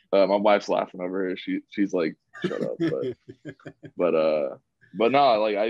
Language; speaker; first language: English; native; English